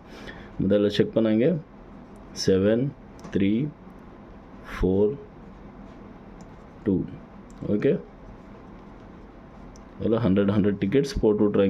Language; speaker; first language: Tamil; non-native, learner; Kannada